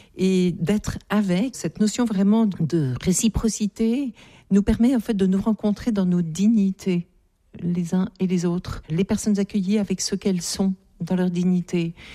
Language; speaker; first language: French; native; French